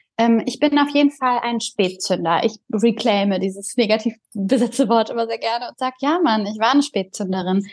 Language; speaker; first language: German; early bilingual, other home language; Bulgarian